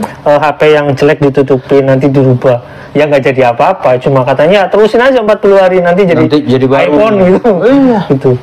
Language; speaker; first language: Indonesian; native; Indonesian